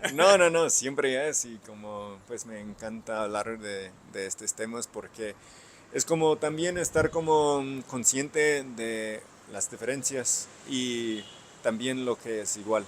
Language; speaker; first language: Spanish; non-native, fluent; English